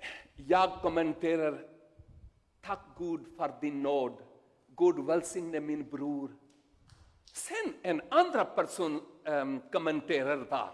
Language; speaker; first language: Swedish; non-native, learner; Urdu